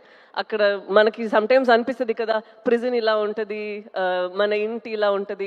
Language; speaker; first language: Telugu; non-native, local second language; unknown